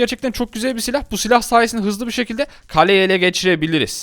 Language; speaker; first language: Turkish; native; Turkish